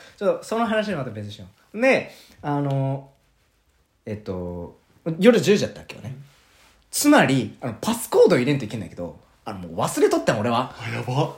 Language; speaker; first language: Japanese; native; Japanese